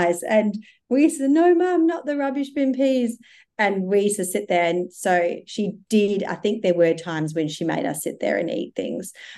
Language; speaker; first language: English; native; English